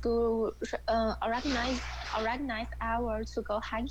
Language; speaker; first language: English; non-native, learner; Chinese